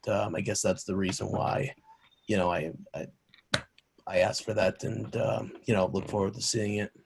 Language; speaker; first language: English; native; English